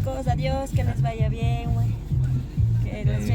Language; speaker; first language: Spanish; native; Spanish